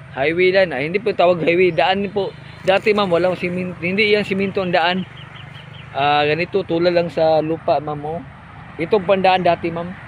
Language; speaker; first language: Filipino; non-native, local second language; Cebuano